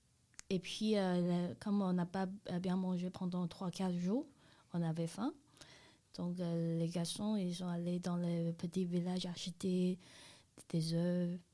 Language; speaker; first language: French; non-native, learner; Chinese